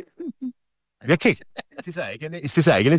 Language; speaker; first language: German; native; German